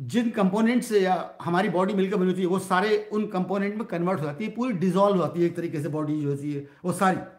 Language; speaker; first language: Hindi; native; Hindi